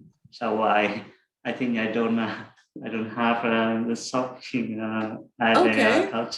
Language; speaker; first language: English; non-native, learner; Vietnamese